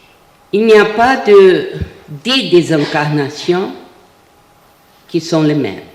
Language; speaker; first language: French; non-native, fluent; Portuguese